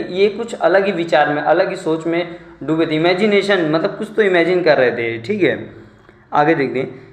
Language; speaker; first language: Hindi; non-native, local second language; Marathi